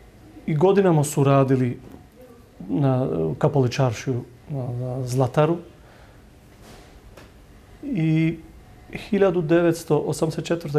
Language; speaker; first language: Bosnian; early bilingual, heritage; Bosnian